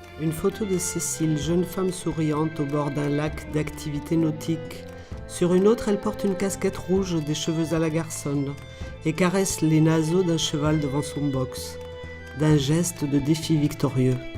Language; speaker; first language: French; native; French